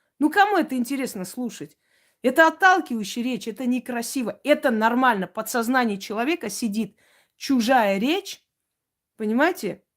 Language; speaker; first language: Russian; non-native, local second language; Armenian